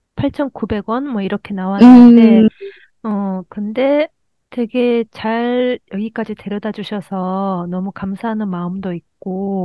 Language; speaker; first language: Korean; early bilingual, heritage; Korean